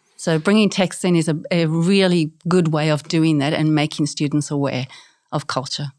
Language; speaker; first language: English; native; English